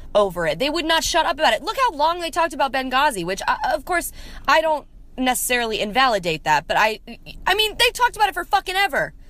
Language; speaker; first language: English; native; English